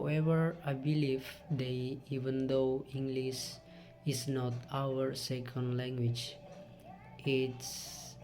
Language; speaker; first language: English; non-native, learner; Indonesian